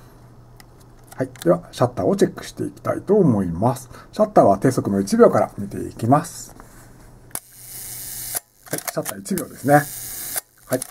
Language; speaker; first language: Japanese; native; Japanese